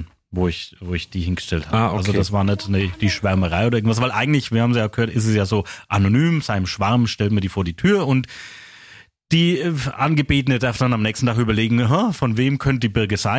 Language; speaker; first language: German; native; German